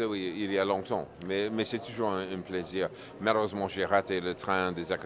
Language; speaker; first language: French; non-native, fluent; English